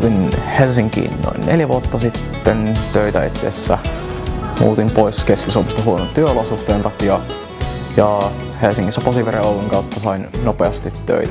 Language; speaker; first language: Finnish; native; Finnish